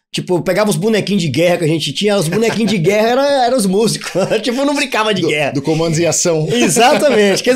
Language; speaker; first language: Portuguese; native; Portuguese